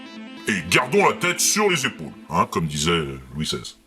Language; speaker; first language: French; native; French